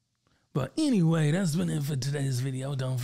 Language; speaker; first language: English; native; English